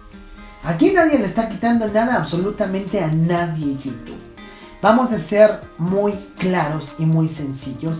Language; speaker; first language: Spanish; native; Spanish